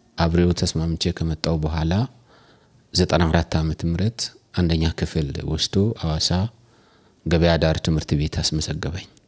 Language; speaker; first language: Amharic; non-native, local second language; Wolaytta